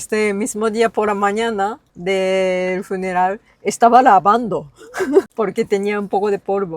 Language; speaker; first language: Spanish; non-native, learner; Japanese